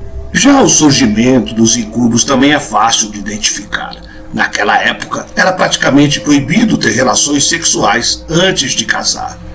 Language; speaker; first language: Portuguese; native; Portuguese